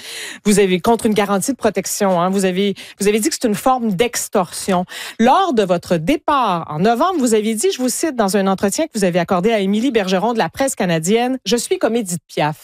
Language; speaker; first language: French; native; French